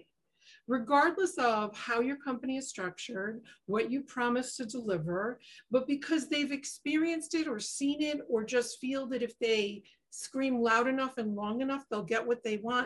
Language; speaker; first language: English; native; English